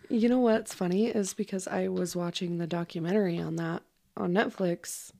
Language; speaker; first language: English; native; English